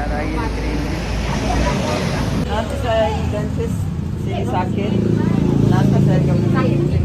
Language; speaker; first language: Indonesian; non-native, learner; Urdu